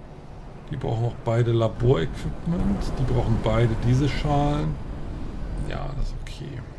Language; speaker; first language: German; native; German